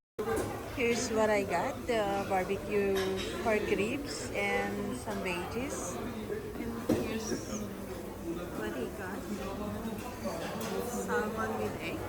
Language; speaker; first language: English; non-native, fluent; Filipino